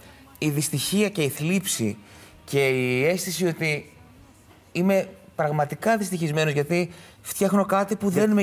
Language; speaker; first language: Greek; native; Greek